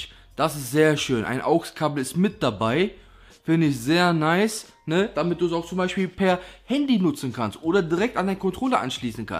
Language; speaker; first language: German; native; German